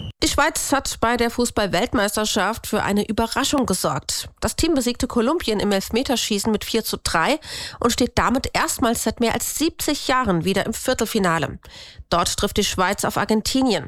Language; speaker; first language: German; native; German